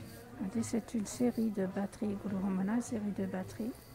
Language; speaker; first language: French; non-native, local second language; Arabic